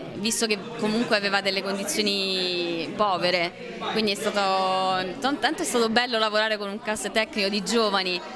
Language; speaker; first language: Italian; native; Italian